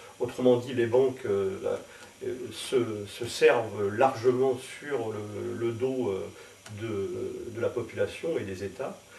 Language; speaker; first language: French; native; French